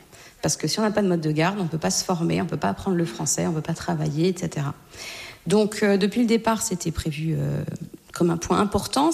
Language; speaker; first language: French; native; French